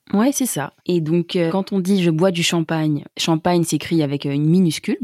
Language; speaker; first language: French; native; French